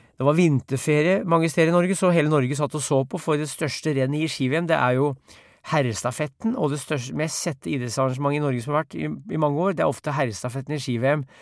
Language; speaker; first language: Norwegian; native; Norwegian